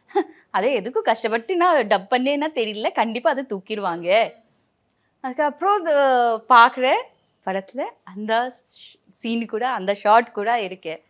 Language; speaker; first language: Tamil; non-native, local second language; Bangla